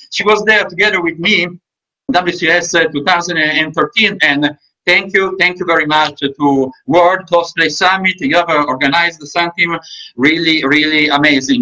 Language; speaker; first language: English; non-native, fluent; Italian